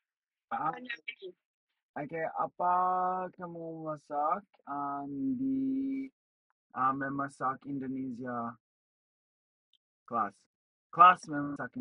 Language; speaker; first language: Indonesian; non-native, learner; English